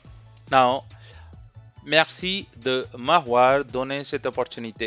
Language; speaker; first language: French; non-native, fluent; Hindi